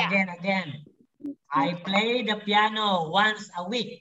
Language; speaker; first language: English; non-native, fluent; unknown